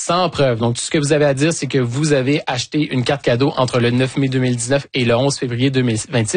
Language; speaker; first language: French; native; French